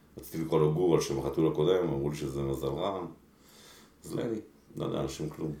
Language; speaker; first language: Hebrew; early bilingual, other home language; Spanish